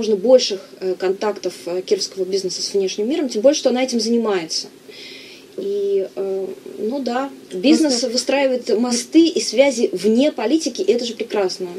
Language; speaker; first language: Russian; native; Russian